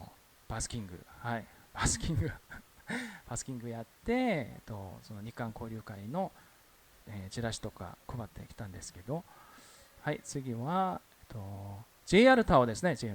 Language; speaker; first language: Japanese; non-native, fluent; Korean